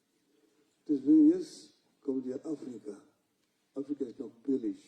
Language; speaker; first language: German; non-native, fluent; Luo (Kenya and Tanzania)